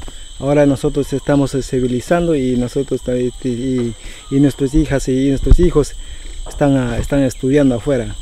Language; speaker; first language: Spanish; non-native, local second language; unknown